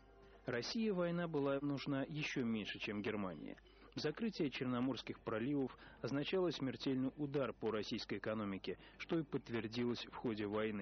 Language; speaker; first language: Russian; native; Russian